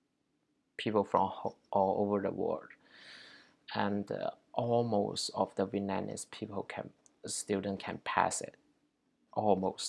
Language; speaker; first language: English; non-native, learner; Chinese